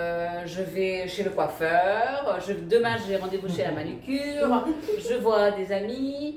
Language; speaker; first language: French; early bilingual, other home language; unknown